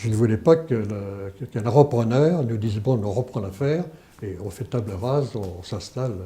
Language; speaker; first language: French; native; French